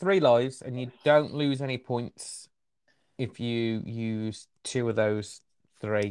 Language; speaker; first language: English; native; English